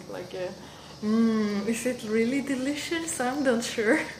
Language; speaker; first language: English; non-native, fluent; German